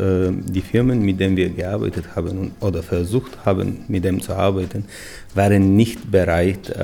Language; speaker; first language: German; non-native, fluent; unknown